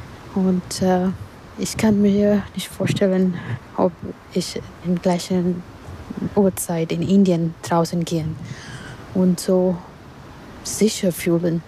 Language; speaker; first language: German; non-native, learner; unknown